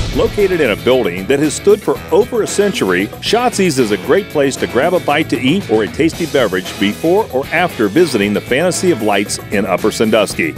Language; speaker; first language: English; native; English